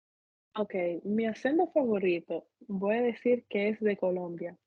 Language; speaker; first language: Spanish; non-native, fluent; English